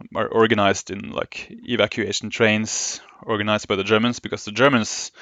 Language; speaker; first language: English; non-native, fluent; Norwegian